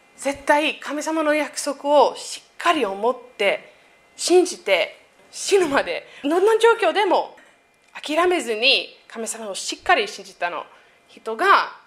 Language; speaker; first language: Japanese; non-native, fluent; English